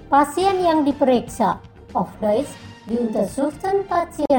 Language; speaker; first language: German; non-native, fluent; Indonesian